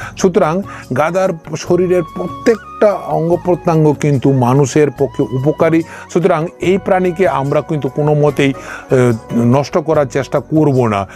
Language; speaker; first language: Bangla; non-native, local second language; Kok Borok